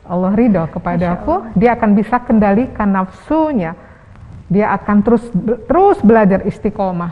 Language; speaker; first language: Indonesian; native; Indonesian